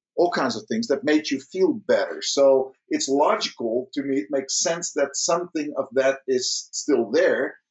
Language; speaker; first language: English; early bilingual, other home language; Dutch